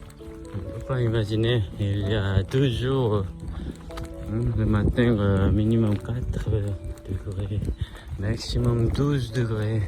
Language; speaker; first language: French; non-native, learner; Korean